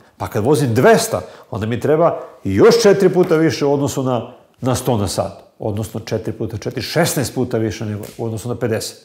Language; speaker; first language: Serbian; native; Serbian